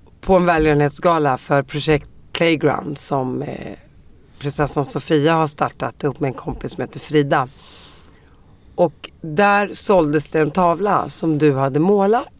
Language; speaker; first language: Swedish; native; Swedish